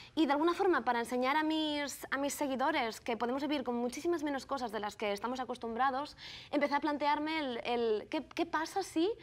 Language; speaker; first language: Spanish; native; Spanish